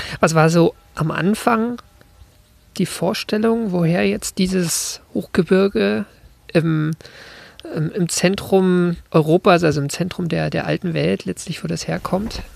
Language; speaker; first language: German; native; German